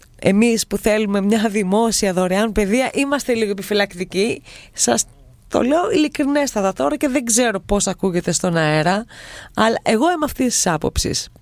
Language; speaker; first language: Greek; native; Greek